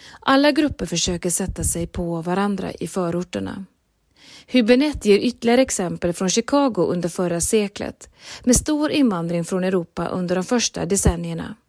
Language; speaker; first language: Swedish; native; Swedish